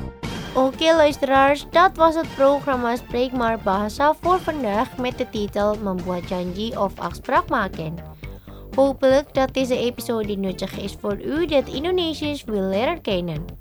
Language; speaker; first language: Dutch; non-native, learner; Indonesian